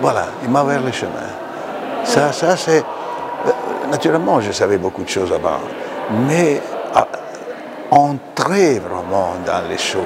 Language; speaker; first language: French; non-native, fluent; Italian